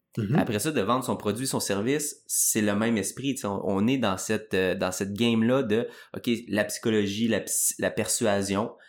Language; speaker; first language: French; native; French